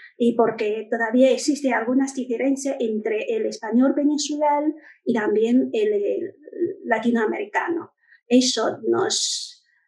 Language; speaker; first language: Spanish; non-native, fluent; Chinese